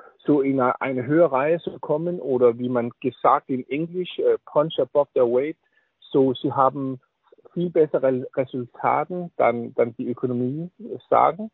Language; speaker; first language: German; non-native, learner; Danish